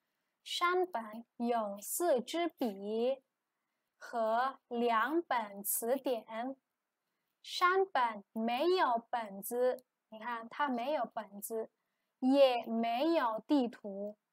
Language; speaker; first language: Chinese; non-native, fluent; Indonesian